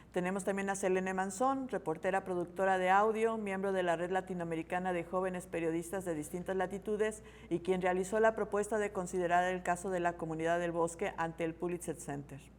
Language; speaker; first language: Spanish; native; Spanish